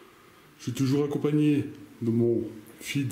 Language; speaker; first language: French; native; French